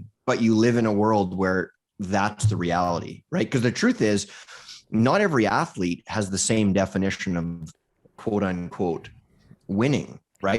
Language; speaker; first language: English; native; English